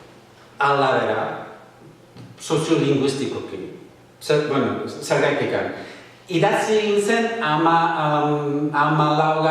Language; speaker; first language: Basque; non-native, fluent; English